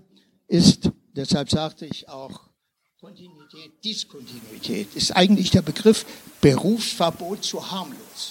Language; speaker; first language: German; native; German